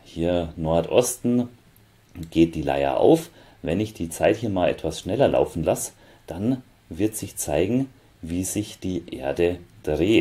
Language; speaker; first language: German; native; German